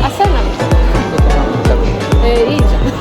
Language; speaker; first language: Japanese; non-native, fluent; Filipino